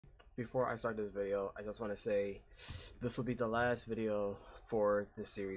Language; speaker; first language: English; native; English